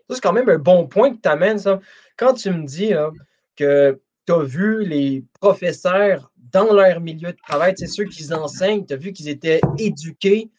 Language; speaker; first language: French; native; French